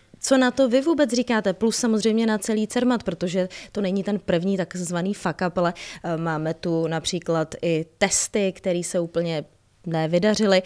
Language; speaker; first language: Czech; native; Czech